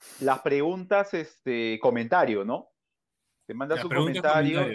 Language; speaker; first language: Spanish; native; Spanish